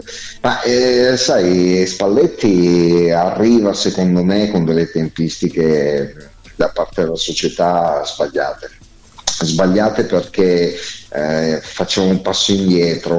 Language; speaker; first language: Italian; native; Italian